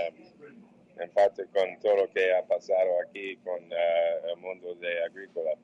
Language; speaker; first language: Portuguese; non-native, fluent; English